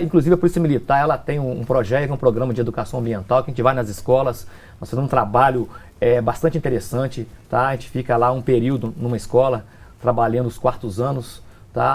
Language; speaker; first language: Portuguese; native; Portuguese